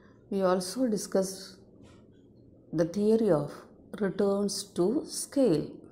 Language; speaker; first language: English; non-native, local second language; Malayalam